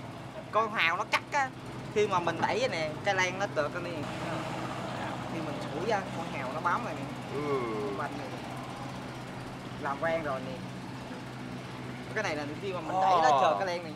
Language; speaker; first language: Vietnamese; native; Vietnamese